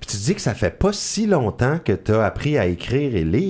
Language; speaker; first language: French; native; French